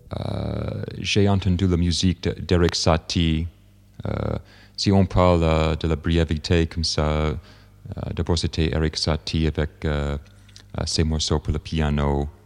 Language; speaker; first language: French; non-native, fluent; English